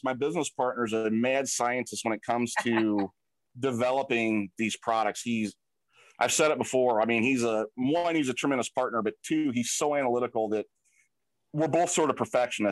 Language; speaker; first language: English; native; English